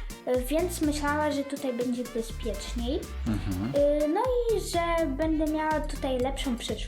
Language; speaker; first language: Polish; early bilingual, other home language; Ukrainian